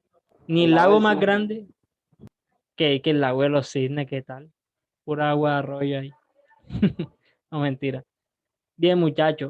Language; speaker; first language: Spanish; native; Spanish